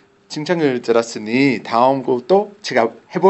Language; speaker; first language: Korean; non-native, learner; English